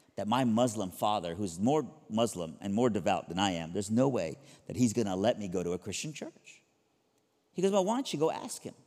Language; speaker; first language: English; early bilingual, other home language; Persian